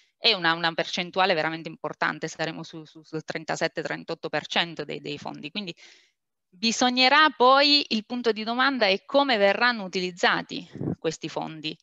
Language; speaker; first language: Italian; native; Italian